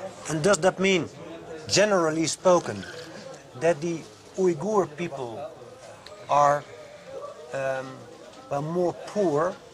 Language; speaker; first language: English; non-native, fluent; Dutch